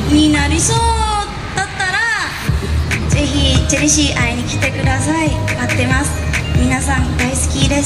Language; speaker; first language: Japanese; non-native, fluent; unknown